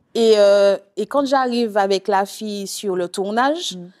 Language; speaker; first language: French; native; French